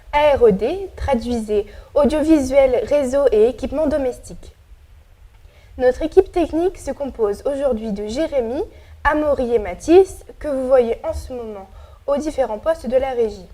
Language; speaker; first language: French; native; French